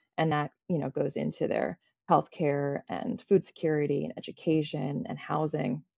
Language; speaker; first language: English; early bilingual, other home language; Croatian